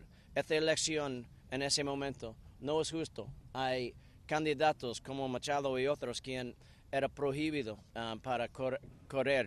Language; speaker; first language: Spanish; non-native, learner; English